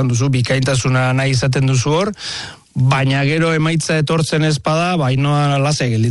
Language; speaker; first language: Basque; native; Basque